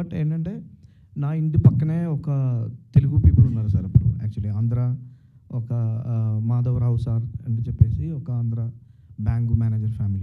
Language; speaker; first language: Telugu; non-native, local second language; Malayalam